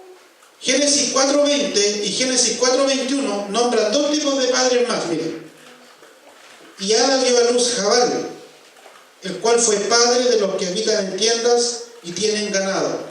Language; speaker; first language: Spanish; native; Spanish